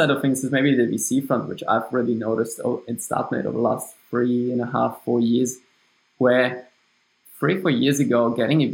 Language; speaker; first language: English; non-native, fluent; German